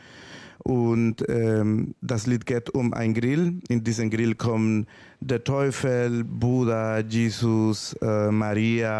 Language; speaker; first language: German; non-native, learner; Spanish